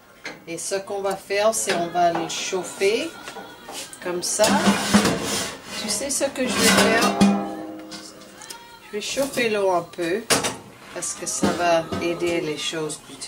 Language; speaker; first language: French; non-native, learner; English